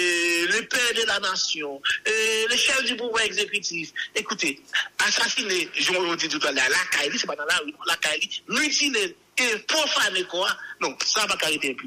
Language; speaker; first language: French; non-native, local second language; Haitian Creole